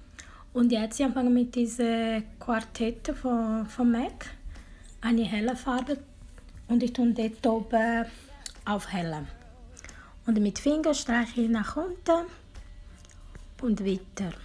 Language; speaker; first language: German; non-native, learner; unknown